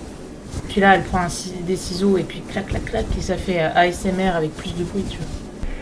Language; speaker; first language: French; native; French